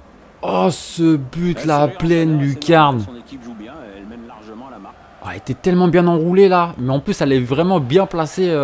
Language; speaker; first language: French; native; French